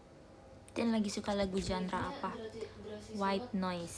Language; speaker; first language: Indonesian; native; Indonesian